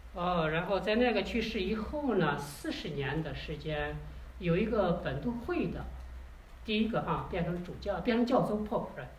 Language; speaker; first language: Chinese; native; Chinese